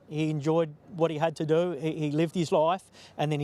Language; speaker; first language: English; native; English